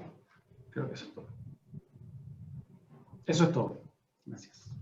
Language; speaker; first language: Spanish; native; Spanish